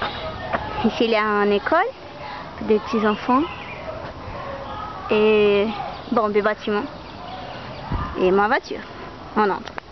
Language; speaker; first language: French; non-native, learner; Portuguese